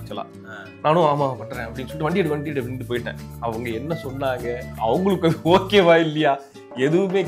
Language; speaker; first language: Tamil; native; Tamil